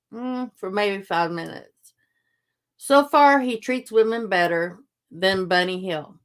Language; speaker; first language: English; native; English